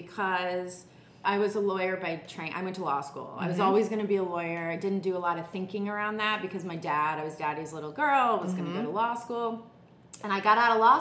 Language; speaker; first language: English; native; English